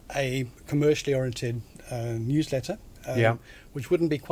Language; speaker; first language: English; native; English